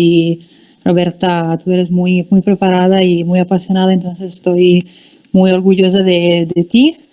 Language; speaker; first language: Spanish; non-native, fluent; Italian